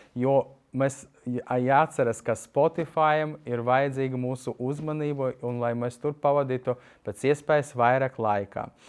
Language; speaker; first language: Latvian; non-native, local second language; Russian